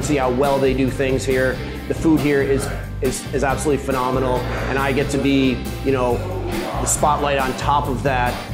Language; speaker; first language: English; native; English